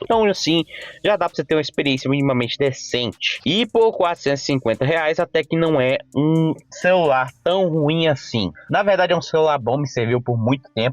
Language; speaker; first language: Portuguese; native; Portuguese